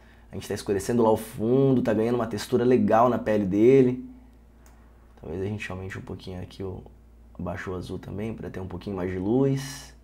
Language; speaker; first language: Portuguese; native; Portuguese